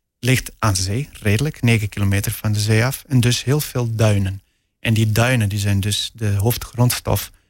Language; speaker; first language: Dutch; non-native, fluent; Portuguese